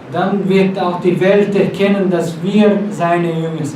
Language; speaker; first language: German; non-native, fluent; Portuguese